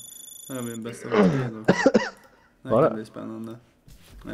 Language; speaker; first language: Swedish; native; Swedish